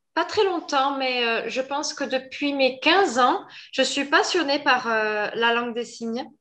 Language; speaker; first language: French; native; French